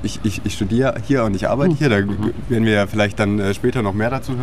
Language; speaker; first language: German; native; German